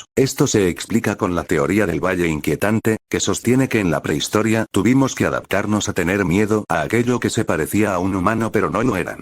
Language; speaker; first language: Spanish; native; Spanish